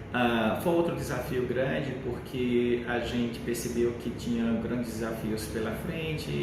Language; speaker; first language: Portuguese; native; Portuguese